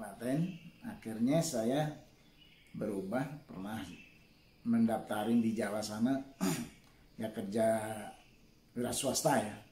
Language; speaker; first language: Indonesian; non-native, local second language; Javanese